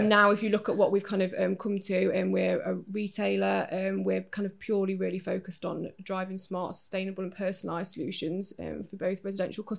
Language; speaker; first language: English; native; English